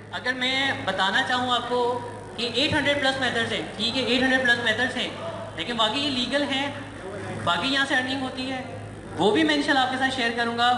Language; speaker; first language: Urdu; non-native, local second language; Sindhi